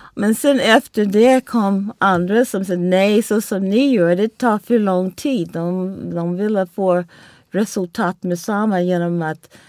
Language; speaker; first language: Swedish; non-native, fluent; English